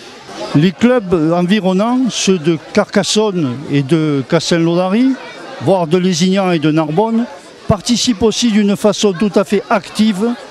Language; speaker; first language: French; native; French